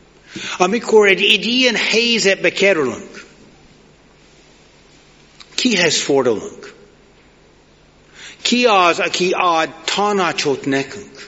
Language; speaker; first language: Hungarian; non-native, learner; English